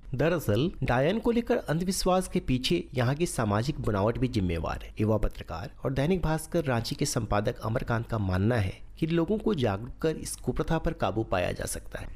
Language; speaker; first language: Hindi; native; Hindi